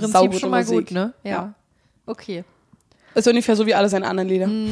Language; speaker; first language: German; native; German